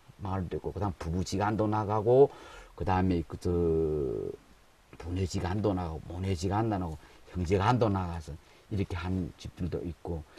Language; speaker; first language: Korean; native; Korean